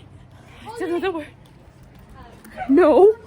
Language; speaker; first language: English; native; English